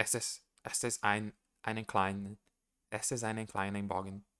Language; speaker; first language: German; non-native, learner; Portuguese